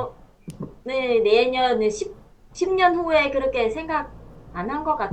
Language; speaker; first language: Korean; non-native, fluent; Vietnamese